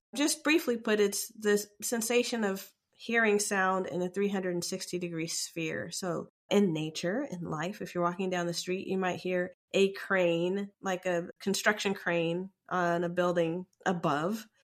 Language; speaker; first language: English; native; English